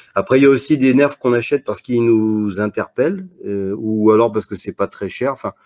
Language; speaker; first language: French; native; French